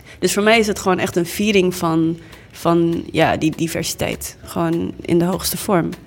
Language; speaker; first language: Dutch; early bilingual, other home language; English